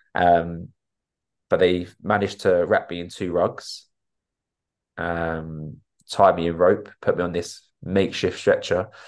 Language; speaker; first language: English; native; English